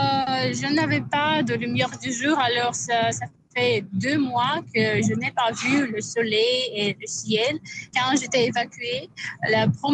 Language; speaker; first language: French; non-native, fluent; Russian